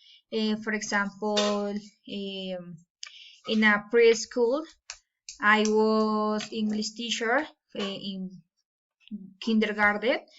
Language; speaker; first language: English; non-native, learner; Spanish